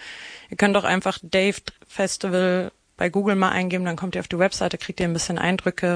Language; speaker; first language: German; native; German